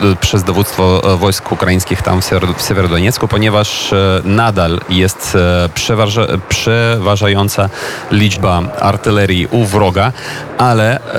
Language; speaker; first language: Polish; non-native, fluent; Ukrainian